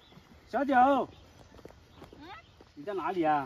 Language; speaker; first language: Chinese; non-native, local second language; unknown